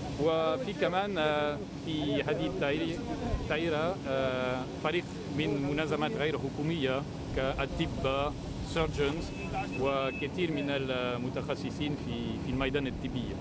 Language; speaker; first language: Arabic; non-native, fluent; French